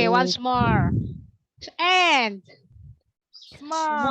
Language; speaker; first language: English; non-native, learner; Indonesian